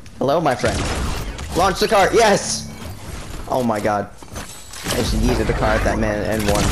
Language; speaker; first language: English; native; English